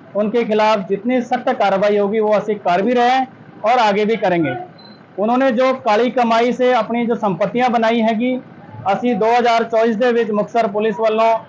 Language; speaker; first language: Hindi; non-native, local second language; Punjabi